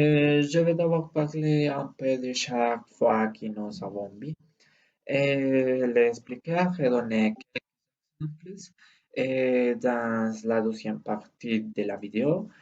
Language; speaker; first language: French; non-native, learner; Spanish